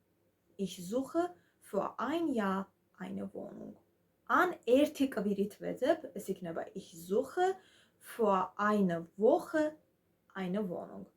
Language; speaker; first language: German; non-native, fluent; Georgian